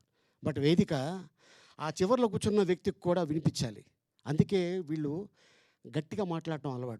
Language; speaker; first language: Telugu; native; Telugu